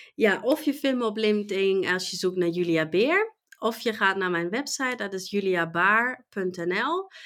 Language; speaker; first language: Dutch; non-native, fluent; German